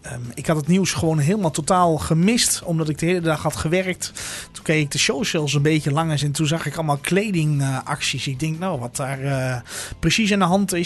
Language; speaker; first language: Dutch; native; Dutch